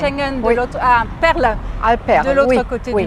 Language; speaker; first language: French; native; French